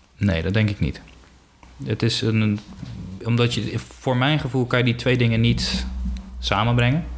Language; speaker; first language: Dutch; early bilingual, other home language; Papiamento